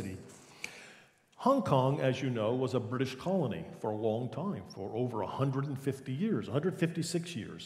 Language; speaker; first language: English; native; English